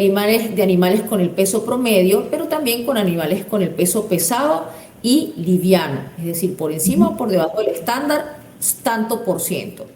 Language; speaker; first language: Spanish; native; Spanish